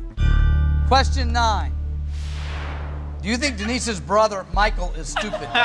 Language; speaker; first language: English; native; English